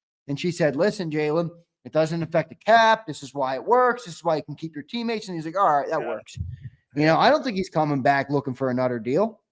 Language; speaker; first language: English; native; English